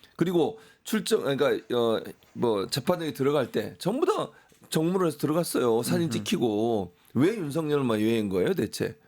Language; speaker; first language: Korean; native; Korean